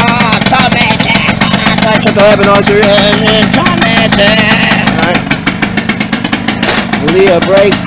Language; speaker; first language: Japanese; non-native, learner; English